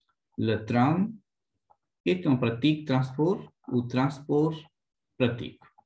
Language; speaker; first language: French; non-native, fluent; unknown